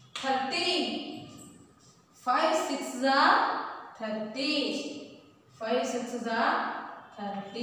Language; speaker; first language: English; non-native, local second language; Kannada